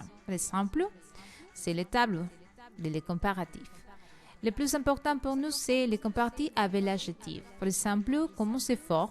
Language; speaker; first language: French; non-native, learner; Spanish